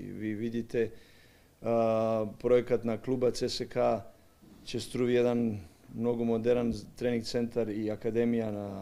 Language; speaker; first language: Bulgarian; non-native, learner; Serbian